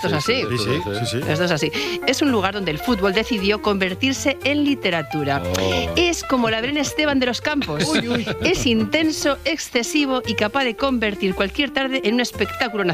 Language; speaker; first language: Spanish; native; Spanish